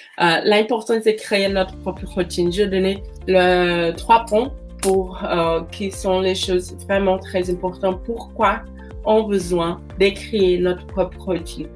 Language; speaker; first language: French; non-native, learner; Portuguese